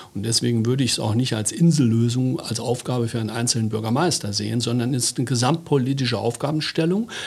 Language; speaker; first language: German; native; German